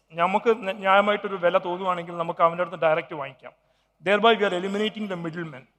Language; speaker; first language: Malayalam; early bilingual, heritage; Malayalam